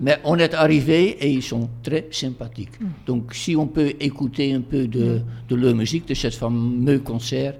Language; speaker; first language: French; non-native, fluent; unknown